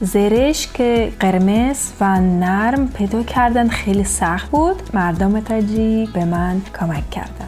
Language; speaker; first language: Persian; non-native, learner; Russian